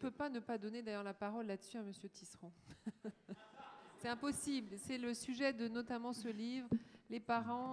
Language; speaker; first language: French; native; French